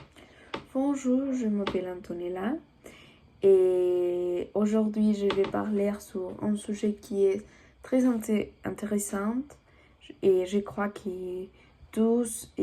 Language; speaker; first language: French; non-native, learner; Spanish